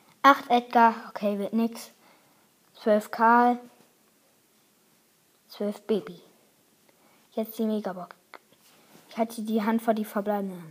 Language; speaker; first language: German; native; German